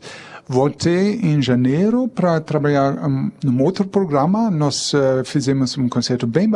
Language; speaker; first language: Portuguese; non-native, fluent; German